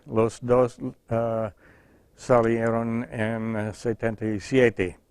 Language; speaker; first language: Spanish; non-native, fluent; English